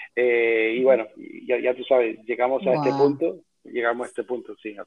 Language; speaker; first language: Spanish; early bilingual, heritage; Spanish